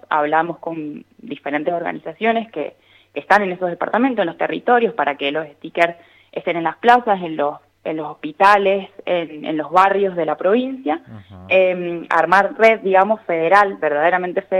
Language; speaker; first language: Spanish; native; Spanish